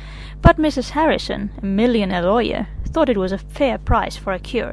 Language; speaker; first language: English; non-native, fluent; Catalan